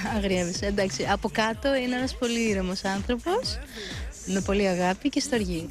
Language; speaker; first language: Greek; early bilingual, heritage; Greek